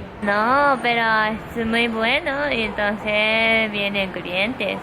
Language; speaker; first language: Spanish; non-native, fluent; Japanese